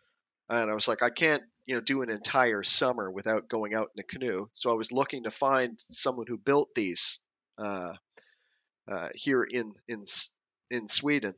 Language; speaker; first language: English; native; English